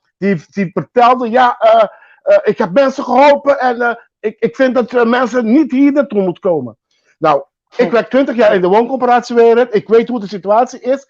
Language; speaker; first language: Dutch; non-native, local second language; Papiamento